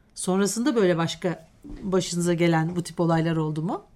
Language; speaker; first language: Turkish; native; Turkish